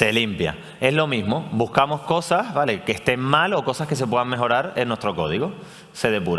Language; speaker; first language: Spanish; native; Spanish